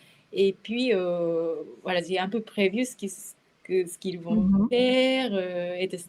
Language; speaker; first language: French; non-native, fluent; Japanese